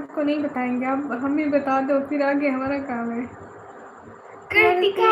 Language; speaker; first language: Urdu; non-native, local second language; Punjabi